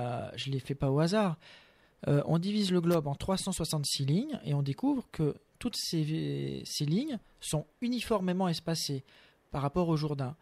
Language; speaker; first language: French; native; French